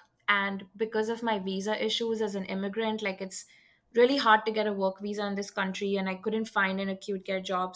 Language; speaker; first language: English; non-native, local second language; Hindi